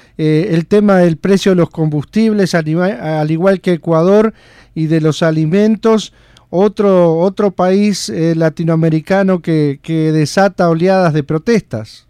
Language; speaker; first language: Spanish; native; Spanish